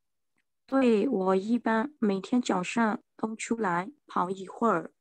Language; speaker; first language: Chinese; non-native, learner; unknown